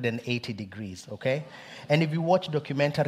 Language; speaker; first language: English; non-native, local second language; Luo (Kenya and Tanzania)